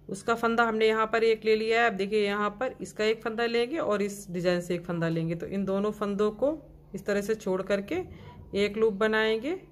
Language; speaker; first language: Hindi; native; Hindi